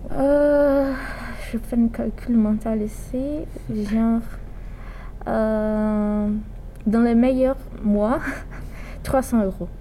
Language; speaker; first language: French; non-native, fluent; Portuguese